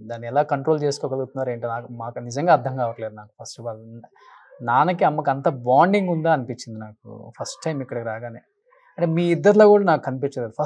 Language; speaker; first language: Telugu; native; Telugu